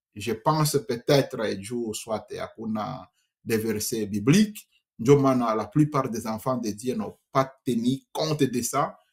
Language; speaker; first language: French; non-native, local second language; Swahili